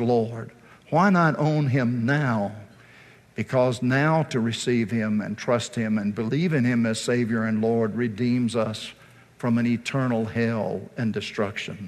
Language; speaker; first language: English; native; English